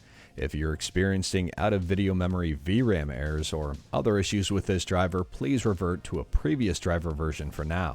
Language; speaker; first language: English; native; English